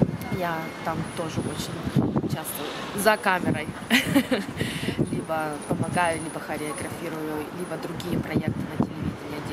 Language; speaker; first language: Russian; early bilingual, heritage; Russian